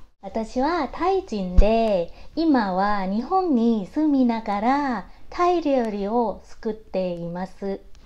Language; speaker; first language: Japanese; non-native, local second language; Thai